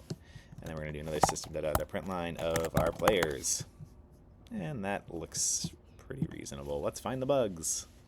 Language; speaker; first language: English; native; English